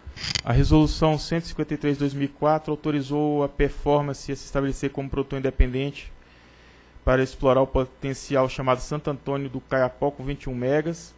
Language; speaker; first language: Portuguese; native; Portuguese